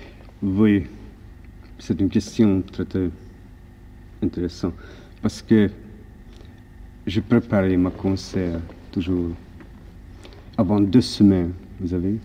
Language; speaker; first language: French; non-native, learner; Hungarian